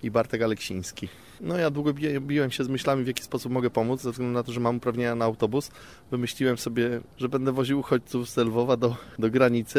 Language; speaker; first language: Polish; native; Polish